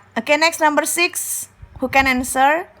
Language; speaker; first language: English; non-native, learner; Indonesian